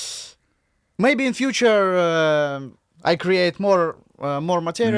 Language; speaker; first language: English; non-native, learner; Russian